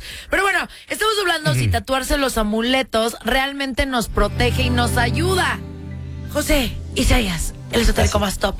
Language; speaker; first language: Spanish; native; Spanish